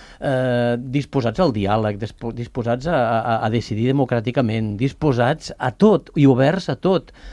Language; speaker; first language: Catalan; native; Catalan